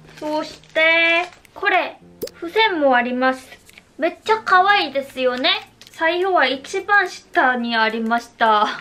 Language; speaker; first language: Japanese; non-native, learner; Korean